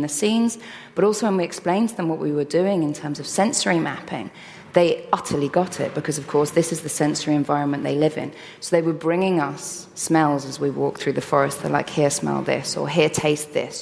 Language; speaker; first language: English; native; English